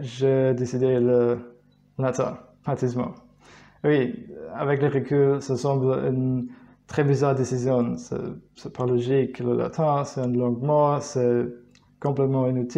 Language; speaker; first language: French; non-native, learner; German